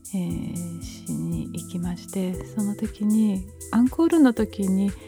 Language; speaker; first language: Japanese; early bilingual, other home language; Portuguese